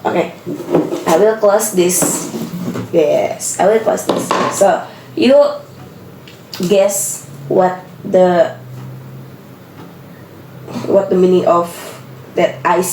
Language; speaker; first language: English; non-native, learner; Indonesian